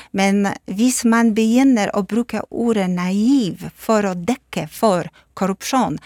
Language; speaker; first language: Norwegian; non-native, fluent; Polish